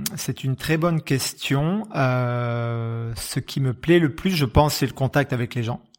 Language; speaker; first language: French; native; French